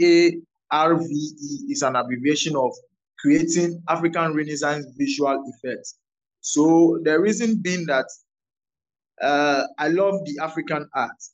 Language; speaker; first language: English; non-native, local second language; Ewe